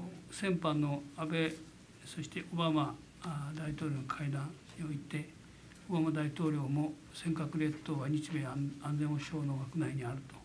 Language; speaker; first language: Japanese; native; Japanese